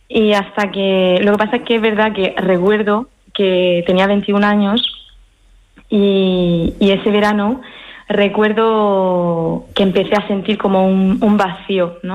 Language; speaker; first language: Spanish; early bilingual, heritage; French